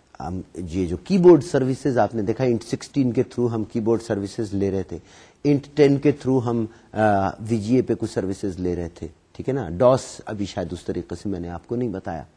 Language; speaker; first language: Urdu; native; Urdu